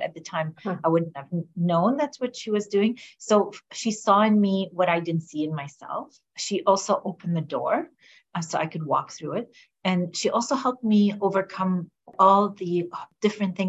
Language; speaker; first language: English; non-native, fluent; Arabic